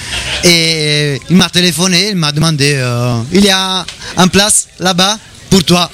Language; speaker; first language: French; non-native, learner; Italian